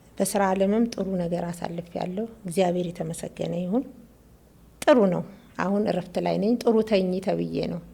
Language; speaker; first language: Amharic; native; Amharic